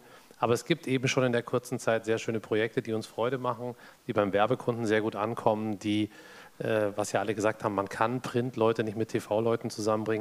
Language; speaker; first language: German; native; German